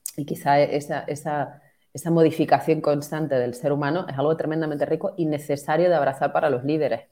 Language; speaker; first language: Spanish; native; Spanish